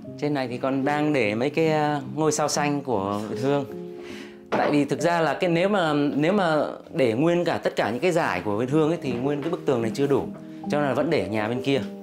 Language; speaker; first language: Vietnamese; native; Vietnamese